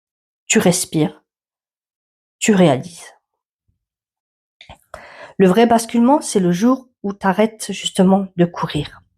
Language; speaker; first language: French; native; French